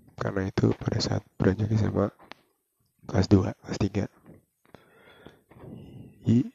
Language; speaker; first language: Indonesian; native; Indonesian